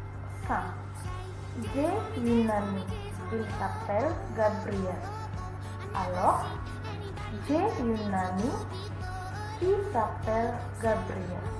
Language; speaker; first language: French; non-native, learner; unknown